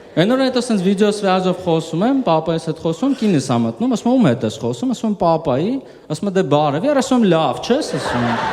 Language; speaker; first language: Armenian; early bilingual, heritage; Armenian